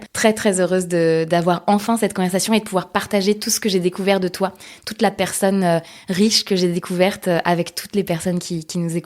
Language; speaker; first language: French; native; French